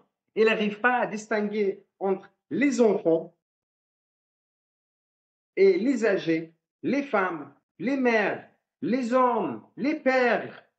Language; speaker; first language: French; non-native, fluent; Arabic